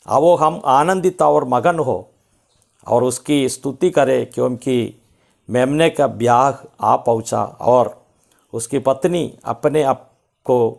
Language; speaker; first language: Hindi; non-native, local second language; Malayalam